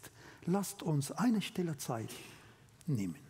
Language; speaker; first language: German; non-native, learner; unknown